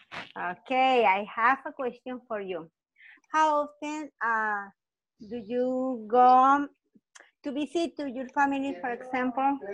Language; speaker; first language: English; non-native, learner; Spanish